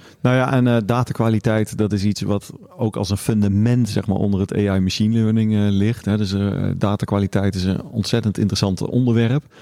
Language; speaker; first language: Dutch; native; Dutch